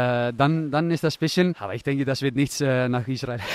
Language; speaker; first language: German; non-native, fluent; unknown